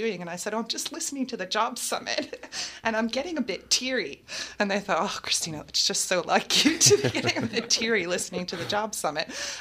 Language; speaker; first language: English; native; English